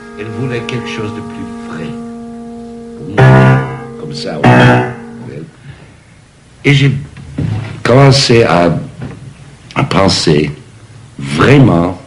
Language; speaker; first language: French; non-native, fluent; English